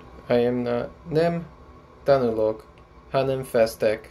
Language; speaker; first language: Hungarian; non-native, learner; English